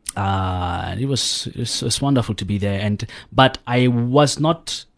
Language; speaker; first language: English; non-native, local second language; Southern Sotho